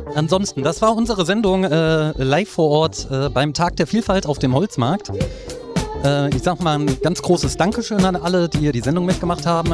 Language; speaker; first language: German; native; German